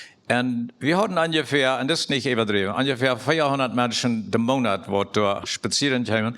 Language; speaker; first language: German; non-native, learner; Plautdietsch